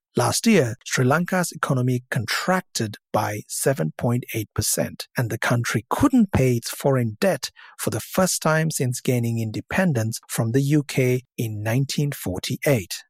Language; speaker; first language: English; non-native, local second language; Sinhala